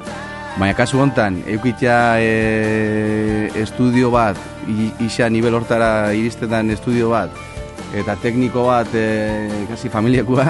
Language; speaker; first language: Basque; native; Basque